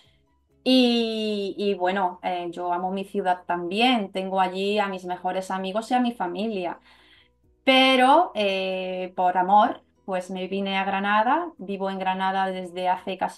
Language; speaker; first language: Spanish; native; Spanish